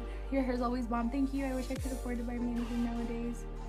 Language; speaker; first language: English; early bilingual, other home language; Spanish